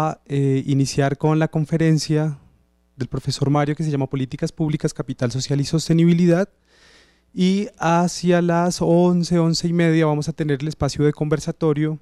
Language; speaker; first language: Spanish; native; Spanish